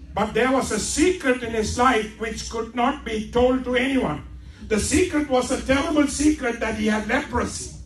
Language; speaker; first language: English; non-native, local second language; Malayalam